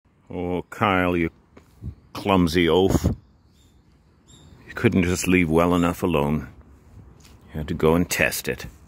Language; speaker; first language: English; native; English